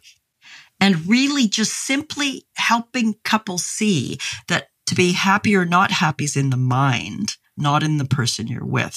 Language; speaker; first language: English; native; English